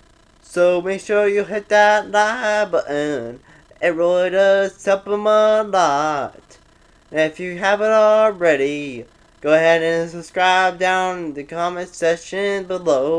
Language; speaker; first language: English; native; English